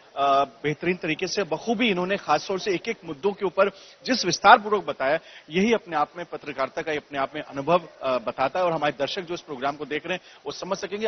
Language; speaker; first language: Hindi; native; Hindi